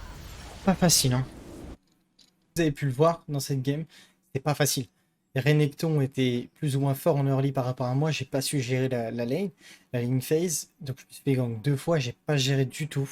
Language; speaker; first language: French; native; French